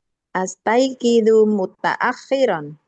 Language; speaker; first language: Arabic; non-native, learner; Indonesian